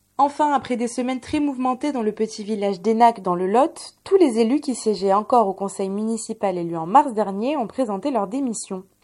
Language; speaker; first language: French; native; French